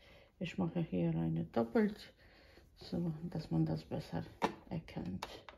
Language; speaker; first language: German; non-native, fluent; Croatian